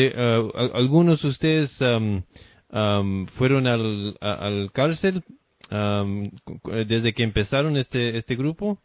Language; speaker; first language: Spanish; non-native, fluent; English